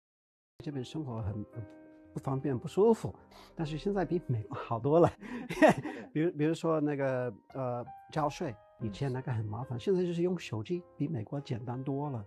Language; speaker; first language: Chinese; non-native, fluent; English